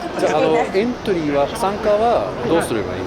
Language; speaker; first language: Japanese; non-native, fluent; English